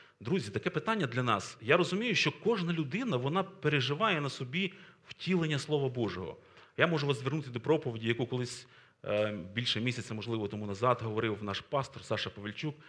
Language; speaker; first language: Ukrainian; native; Ukrainian